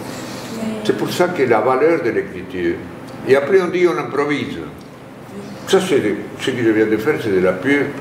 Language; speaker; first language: French; non-native, fluent; Spanish